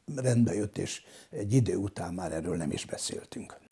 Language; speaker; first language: Hungarian; non-native, local second language; German